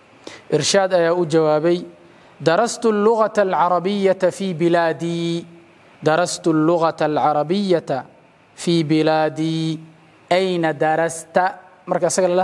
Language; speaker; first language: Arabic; non-native, local second language; Somali